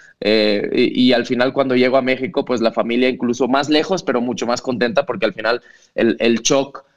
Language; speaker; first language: Spanish; non-native, local second language; Catalan